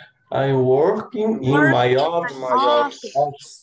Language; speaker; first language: English; non-native, learner; Portuguese